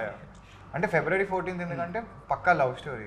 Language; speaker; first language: Telugu; native; Telugu